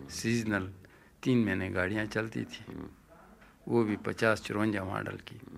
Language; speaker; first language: Urdu; non-native, local second language; Shina